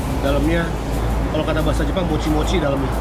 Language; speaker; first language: Indonesian; native; Indonesian